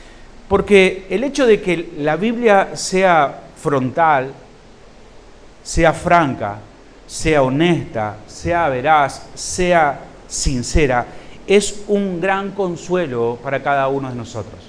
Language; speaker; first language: Spanish; native; Spanish